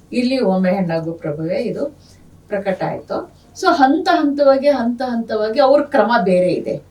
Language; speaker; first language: Kannada; non-native, local second language; Urdu